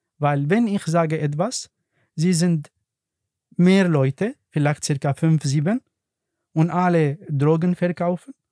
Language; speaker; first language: German; non-native, learner; Arabic